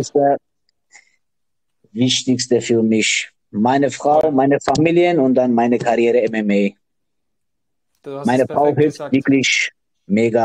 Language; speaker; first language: German; non-native, learner; Georgian